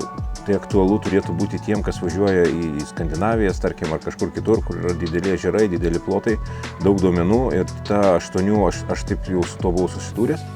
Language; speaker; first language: Lithuanian; native; Lithuanian